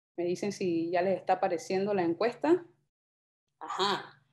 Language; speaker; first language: Spanish; native; Spanish